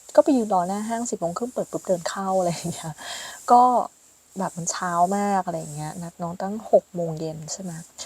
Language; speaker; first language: Thai; native; Thai